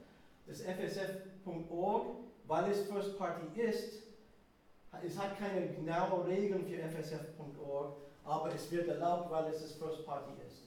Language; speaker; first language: German; non-native, fluent; English